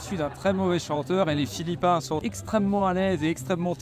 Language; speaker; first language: French; native; French